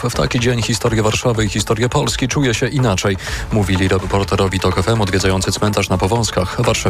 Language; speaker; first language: Polish; native; Polish